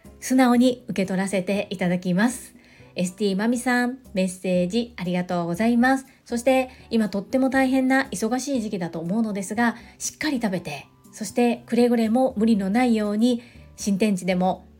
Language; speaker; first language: Japanese; native; Japanese